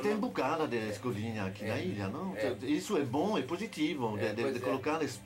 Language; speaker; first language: Portuguese; non-native, learner; French